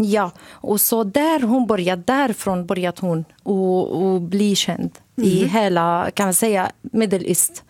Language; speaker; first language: Swedish; non-native, learner; Arabic